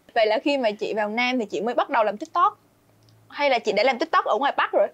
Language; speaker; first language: Vietnamese; native; Vietnamese